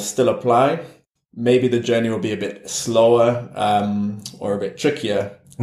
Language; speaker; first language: English; native; English